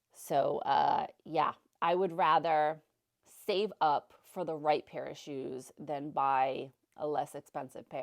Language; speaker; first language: English; native; English